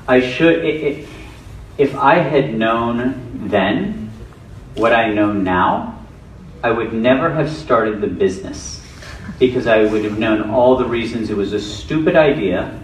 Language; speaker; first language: English; native; English